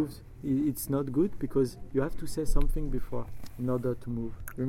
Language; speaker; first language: English; non-native, fluent; French